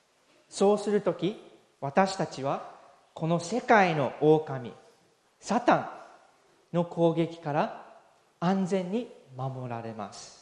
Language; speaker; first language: Japanese; non-native, fluent; English